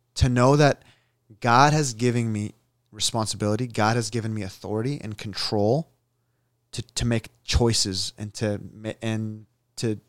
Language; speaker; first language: English; native; English